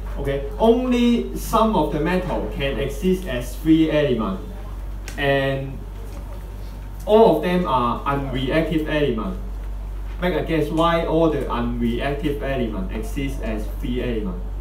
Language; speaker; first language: English; non-native, local second language; Cantonese